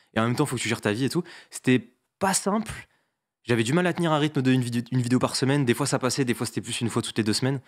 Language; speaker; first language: French; native; French